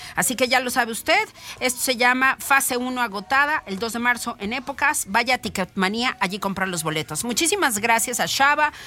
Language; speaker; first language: Spanish; native; Spanish